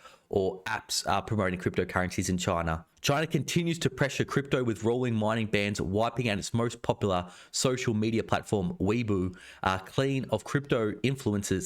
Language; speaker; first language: English; native; English